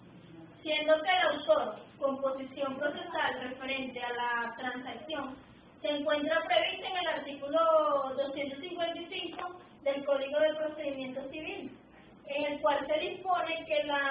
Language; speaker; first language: Spanish; native; Spanish